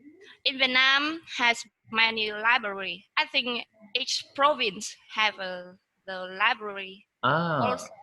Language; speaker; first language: English; non-native, learner; Vietnamese